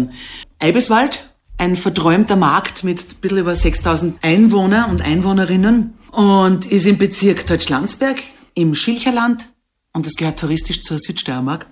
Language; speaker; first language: German; native; German